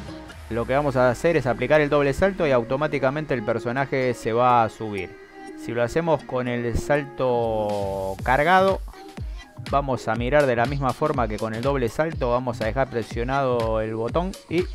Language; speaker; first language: Spanish; native; Spanish